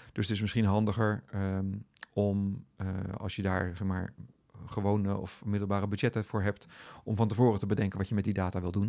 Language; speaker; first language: Dutch; native; Dutch